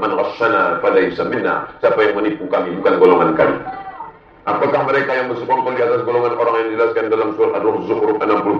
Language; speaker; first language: Indonesian; non-native, local second language; Malay